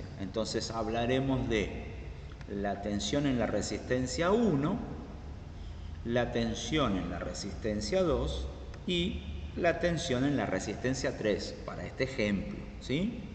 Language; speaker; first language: Spanish; native; Spanish